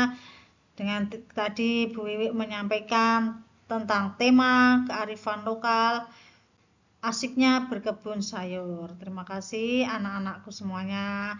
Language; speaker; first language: Indonesian; native; Indonesian